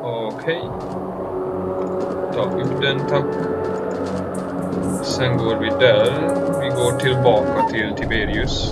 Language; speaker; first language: Swedish; non-native, learner; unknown